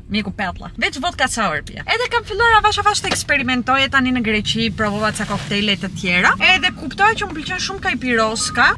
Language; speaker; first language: Albanian; early bilingual, heritage; Albanian